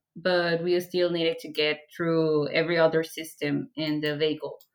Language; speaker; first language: English; non-native, fluent; Persian